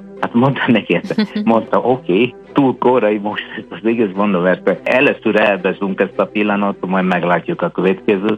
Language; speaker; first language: Hungarian; non-native, fluent; Italian